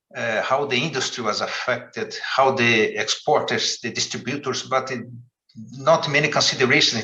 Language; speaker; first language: English; non-native, fluent; Portuguese